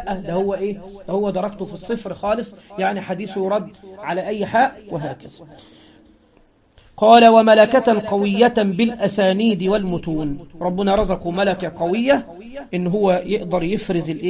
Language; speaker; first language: Arabic; native; Arabic